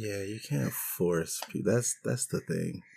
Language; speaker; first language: English; native; English